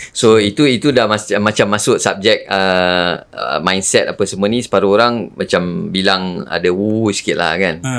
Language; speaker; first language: Malay; native; Malay